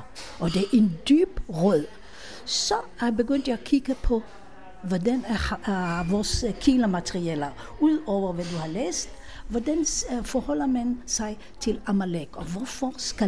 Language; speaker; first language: Danish; non-native, fluent; Hebrew